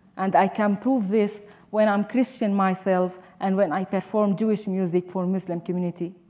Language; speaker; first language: English; non-native, fluent; Arabic